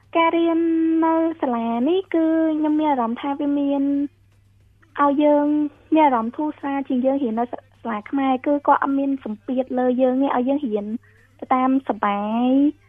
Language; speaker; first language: Khmer; early bilingual, heritage; Khmer